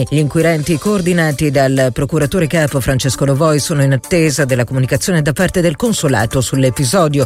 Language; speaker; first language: Italian; native; Italian